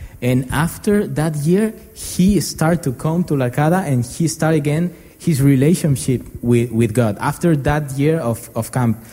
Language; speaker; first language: English; non-native, learner; Spanish